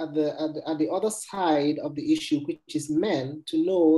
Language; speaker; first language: English; non-native, local second language; Igbo